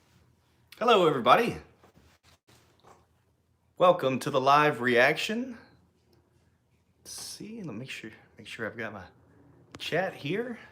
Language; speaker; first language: English; native; English